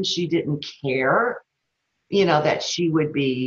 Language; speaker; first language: English; early bilingual, other home language; Spanish